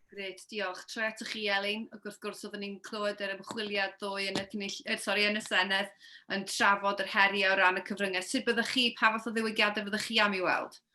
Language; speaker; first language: Welsh; native; Welsh